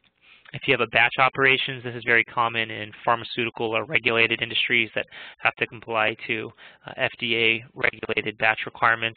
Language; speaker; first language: English; native; English